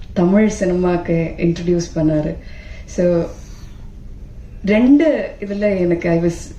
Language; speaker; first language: Tamil; non-native, fluent; Malayalam